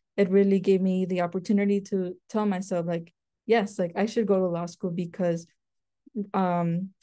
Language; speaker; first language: English; native; English